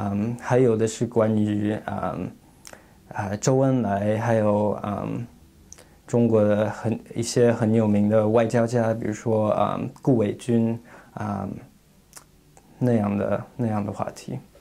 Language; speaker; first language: Chinese; non-native, fluent; English